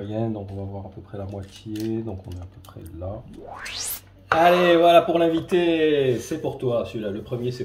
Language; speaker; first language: French; native; French